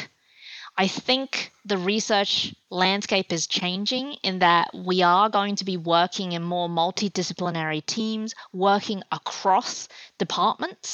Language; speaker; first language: English; native; English